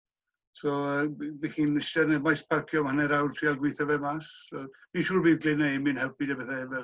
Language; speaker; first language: Welsh; non-native, local second language; English